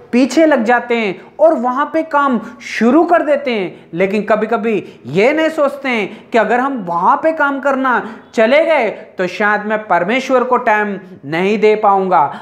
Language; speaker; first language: Hindi; non-native, local second language; Telugu